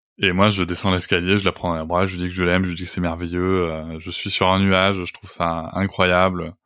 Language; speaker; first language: French; native; French